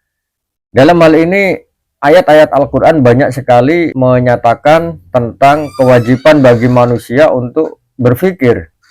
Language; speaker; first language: Indonesian; native; Indonesian